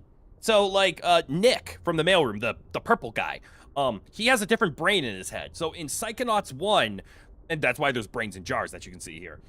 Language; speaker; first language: English; native; English